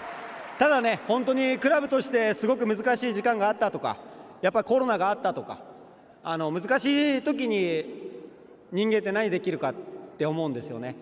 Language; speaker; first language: Japanese; native; Japanese